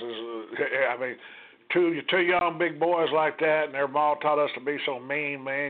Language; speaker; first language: English; native; English